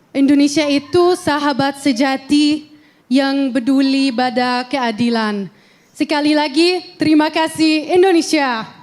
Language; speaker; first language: Indonesian; non-native, fluent; Arabic